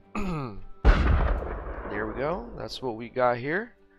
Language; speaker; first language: English; non-native, fluent; Russian